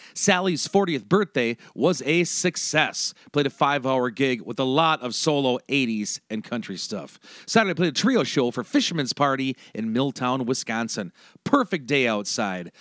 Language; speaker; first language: English; native; English